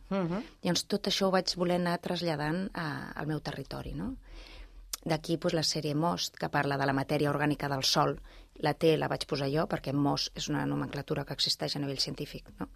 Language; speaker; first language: Catalan; non-native, local second language; Spanish